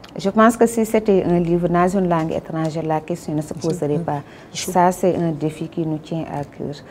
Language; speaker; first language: French; non-native, local second language; Wolof